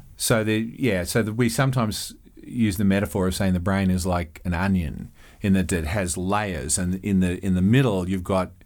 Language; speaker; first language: English; native; English